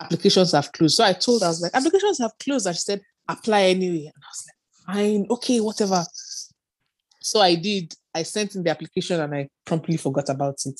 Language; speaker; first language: English; non-native, local second language; Yoruba